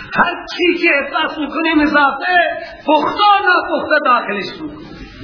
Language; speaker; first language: Persian; non-native, local second language; Baluchi